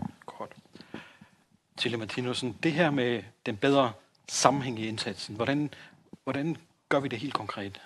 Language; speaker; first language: Danish; native; Danish